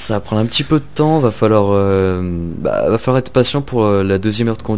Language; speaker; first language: French; native; French